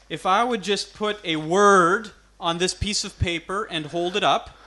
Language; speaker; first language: English; native; English